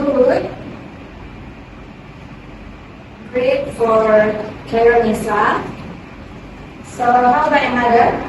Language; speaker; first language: English; non-native, local second language; Malay